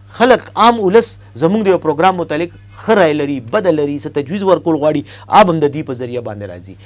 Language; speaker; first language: Pashto; native; Pashto